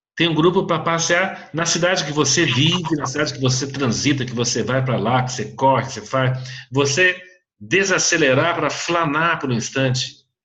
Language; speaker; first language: Portuguese; native; Portuguese